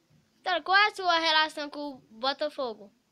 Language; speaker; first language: Portuguese; native; Portuguese